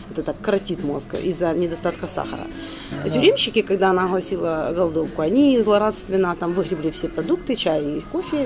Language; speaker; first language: Russian; non-native, local second language; Ukrainian